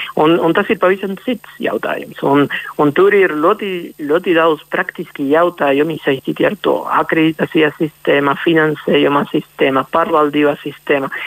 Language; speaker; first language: Latvian; non-native, fluent; Spanish